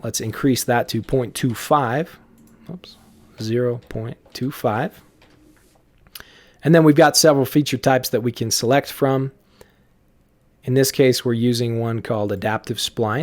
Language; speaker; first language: English; native; English